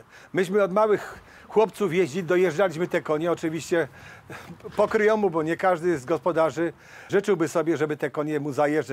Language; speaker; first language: Polish; native; Polish